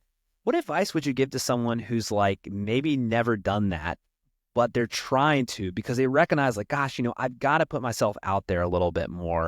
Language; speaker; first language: English; native; English